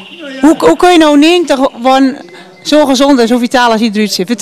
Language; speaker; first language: Dutch; native; Dutch